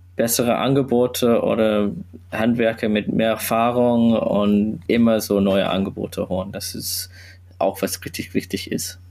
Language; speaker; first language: German; non-native, learner; English